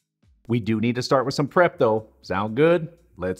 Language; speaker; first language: English; native; English